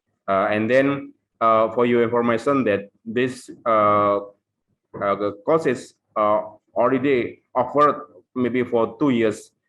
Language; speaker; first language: English; non-native, local second language; Indonesian